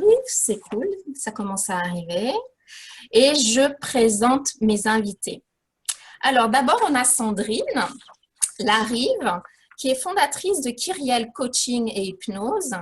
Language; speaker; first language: French; native; French